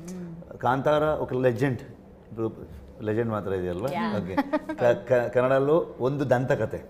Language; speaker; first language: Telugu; non-native, learner; Kannada